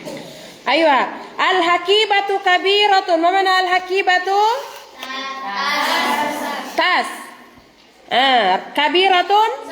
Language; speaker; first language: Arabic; non-native, fluent; Indonesian